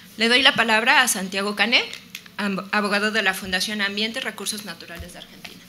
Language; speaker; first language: Spanish; native; Spanish